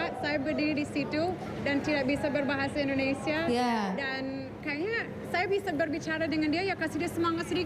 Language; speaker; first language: Indonesian; non-native, fluent; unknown